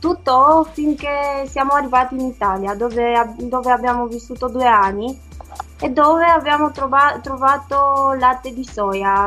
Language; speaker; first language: Italian; non-native, fluent; Romanian